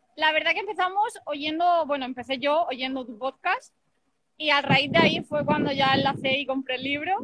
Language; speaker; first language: Spanish; native; Spanish